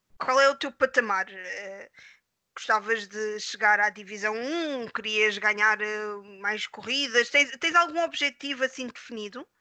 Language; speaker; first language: Portuguese; native; Portuguese